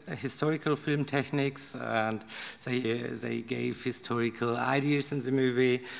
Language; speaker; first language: English; non-native, learner; German